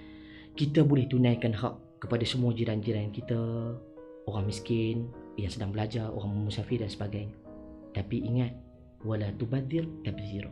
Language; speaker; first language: Malay; native; Malay